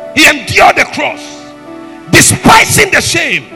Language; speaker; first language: English; non-native, local second language; Ewe